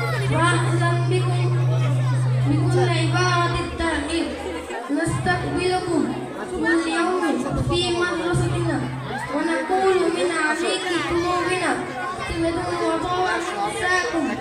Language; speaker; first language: Arabic; non-native, learner; Bangla